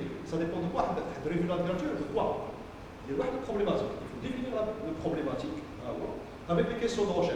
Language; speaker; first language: French; non-native, local second language; Arabic